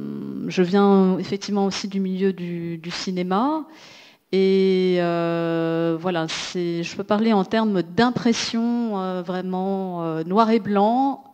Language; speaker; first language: French; native; French